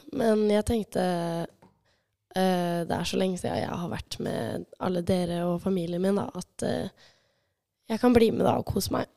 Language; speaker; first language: Norwegian; early bilingual, other home language; Albanian